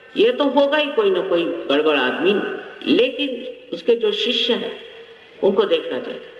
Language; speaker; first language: Hindi; non-native, local second language; Marathi